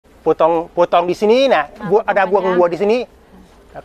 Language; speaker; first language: Indonesian; non-native, learner; Thai